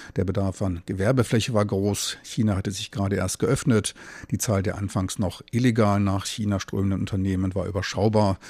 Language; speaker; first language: German; native; German